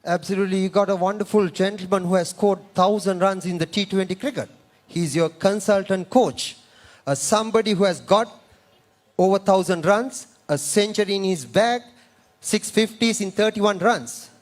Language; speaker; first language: English; non-native, local second language; Sinhala